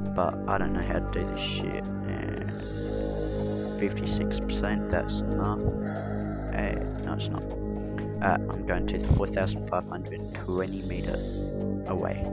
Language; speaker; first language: English; native; English